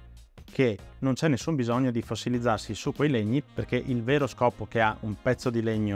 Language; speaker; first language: Italian; native; Italian